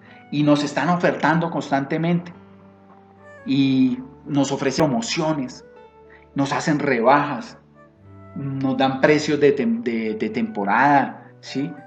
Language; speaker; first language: Spanish; native; Spanish